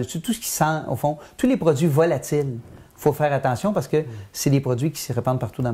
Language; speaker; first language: French; native; French